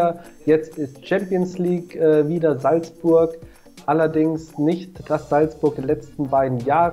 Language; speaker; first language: German; native; German